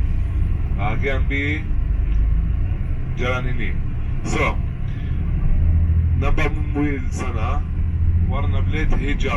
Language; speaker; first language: Indonesian; non-native, fluent; Arabic